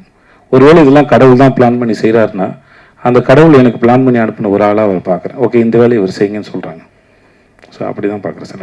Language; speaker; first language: Tamil; native; Tamil